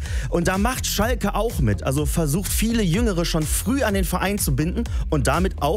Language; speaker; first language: German; native; German